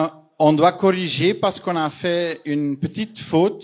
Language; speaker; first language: French; non-native, fluent; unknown